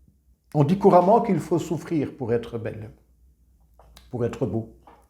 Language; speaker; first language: French; native; French